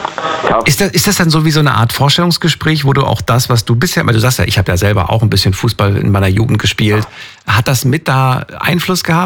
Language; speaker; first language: German; native; German